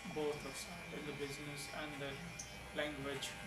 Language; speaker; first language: English; non-native, local second language; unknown